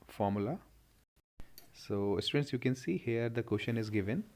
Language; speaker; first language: English; non-native, local second language; Hindi